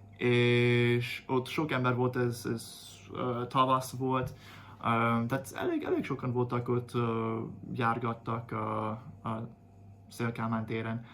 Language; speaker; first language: Hungarian; non-native, fluent; English